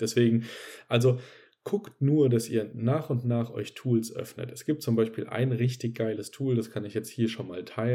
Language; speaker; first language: German; native; German